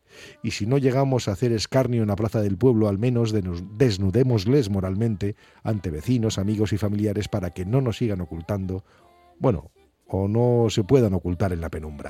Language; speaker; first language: Spanish; native; Spanish